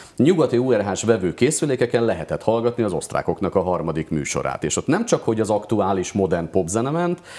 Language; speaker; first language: Hungarian; native; Hungarian